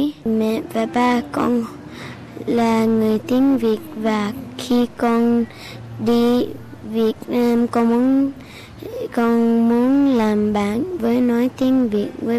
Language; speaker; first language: Vietnamese; early bilingual, heritage; Vietnamese